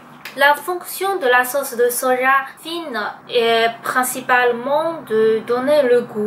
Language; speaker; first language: French; non-native, fluent; Chinese